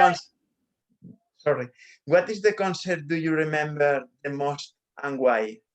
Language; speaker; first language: English; non-native, learner; Spanish